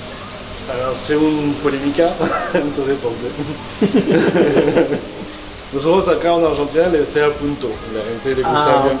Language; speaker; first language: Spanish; non-native, learner; French